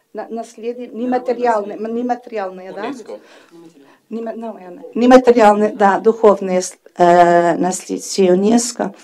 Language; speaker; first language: Russian; non-native, fluent; Portuguese